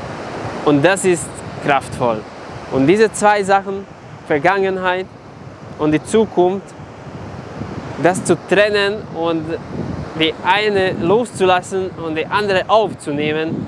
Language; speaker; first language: German; non-native, fluent; Serbian